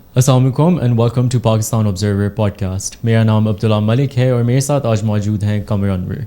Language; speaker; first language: Urdu; native; Urdu